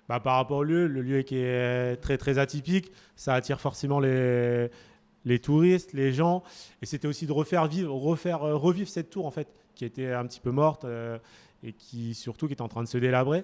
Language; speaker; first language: French; native; French